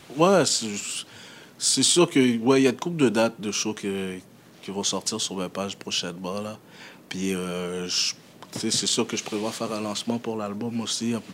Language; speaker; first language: French; early bilingual, other home language; Haitian Creole